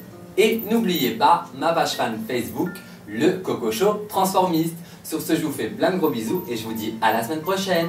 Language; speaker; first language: French; native; French